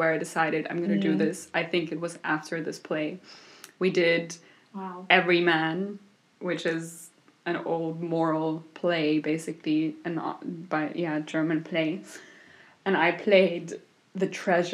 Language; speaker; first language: English; non-native, fluent; German